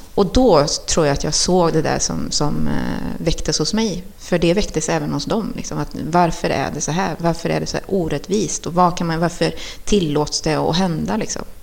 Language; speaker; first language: Swedish; early bilingual, other home language; Spanish